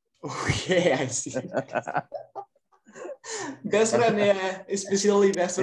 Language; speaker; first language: English; non-native, fluent; Indonesian